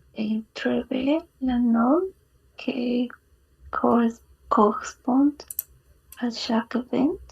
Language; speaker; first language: French; non-native, learner; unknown